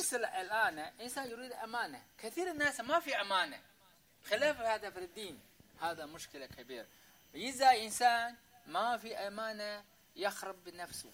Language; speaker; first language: Arabic; non-native, learner; Chinese